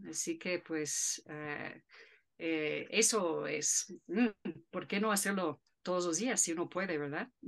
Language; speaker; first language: Spanish; non-native, fluent; English